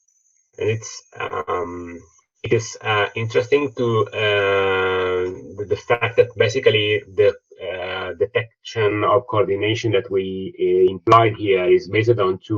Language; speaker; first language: English; non-native, fluent; Italian